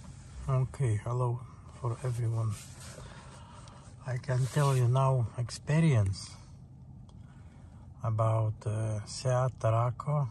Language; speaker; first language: English; non-native, learner; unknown